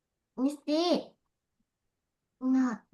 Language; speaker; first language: English; non-native, learner; Vietnamese